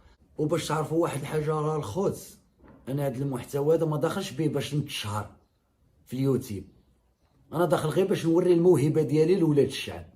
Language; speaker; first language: Arabic; native; Arabic